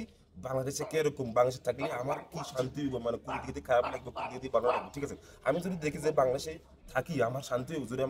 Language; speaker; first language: Bangla; non-native, learner; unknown